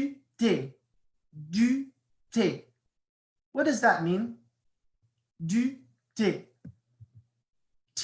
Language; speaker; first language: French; non-native, fluent; English